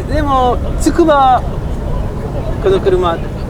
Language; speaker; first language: Japanese; non-native, learner; French